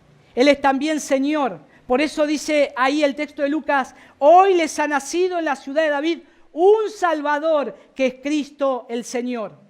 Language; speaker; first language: Spanish; native; Spanish